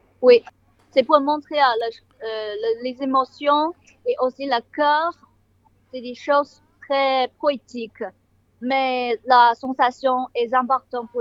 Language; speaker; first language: French; non-native, learner; Chinese